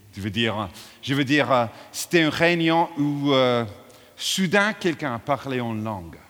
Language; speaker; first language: French; non-native, fluent; English